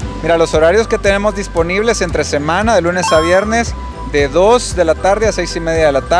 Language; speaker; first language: Spanish; native; Spanish